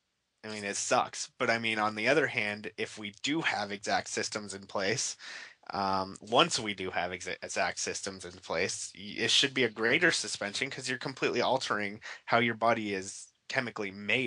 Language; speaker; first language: English; native; English